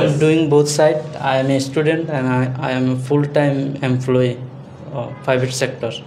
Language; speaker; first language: English; non-native, learner; Bangla